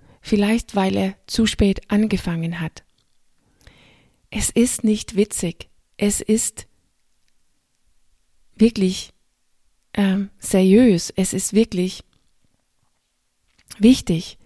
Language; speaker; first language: German; non-native, fluent; Danish